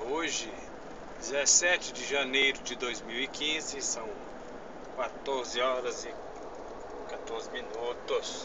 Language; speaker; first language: Portuguese; native; Portuguese